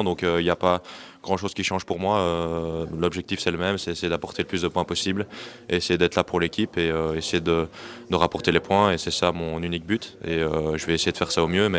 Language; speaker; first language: French; native; French